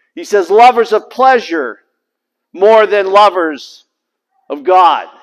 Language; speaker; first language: English; native; English